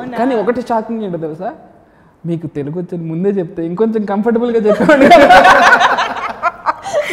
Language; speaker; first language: Telugu; native; Telugu